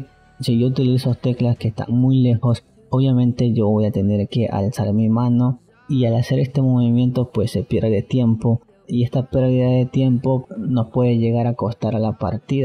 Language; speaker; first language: Spanish; native; Spanish